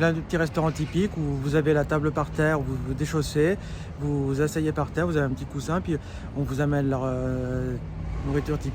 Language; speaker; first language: French; native; French